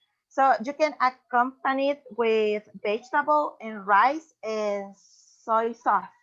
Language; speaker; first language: English; non-native, learner; Spanish